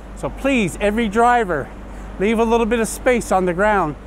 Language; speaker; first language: English; native; English